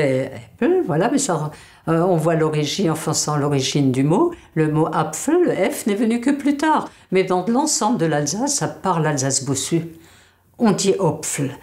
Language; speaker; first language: French; native; French